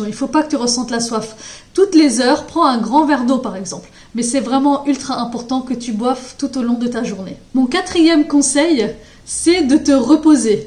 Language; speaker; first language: French; native; French